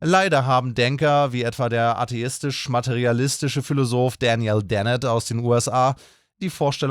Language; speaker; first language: German; native; German